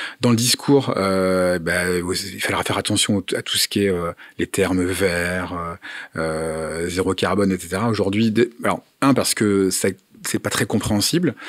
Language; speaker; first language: French; native; French